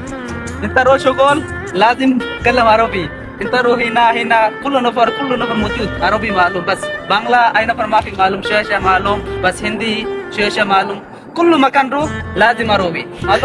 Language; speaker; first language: Arabic; non-native, learner; Bangla